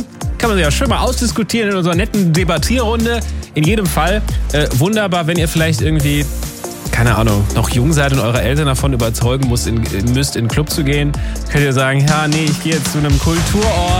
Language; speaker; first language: German; native; German